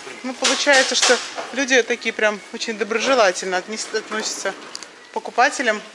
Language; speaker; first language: Russian; native; Russian